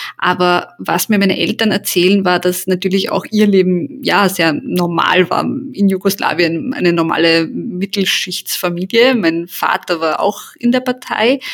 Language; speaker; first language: German; early bilingual, other home language; Bosnian